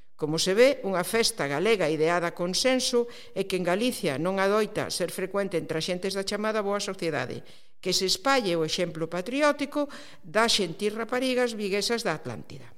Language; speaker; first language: Galician; non-native, local second language; Spanish